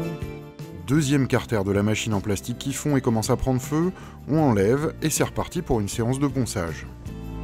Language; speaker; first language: French; native; French